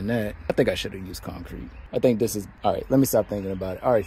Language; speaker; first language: English; native; English